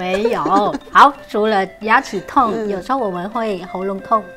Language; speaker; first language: Chinese; non-native, local second language; Vietnamese